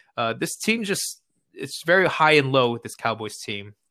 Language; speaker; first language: English; native; English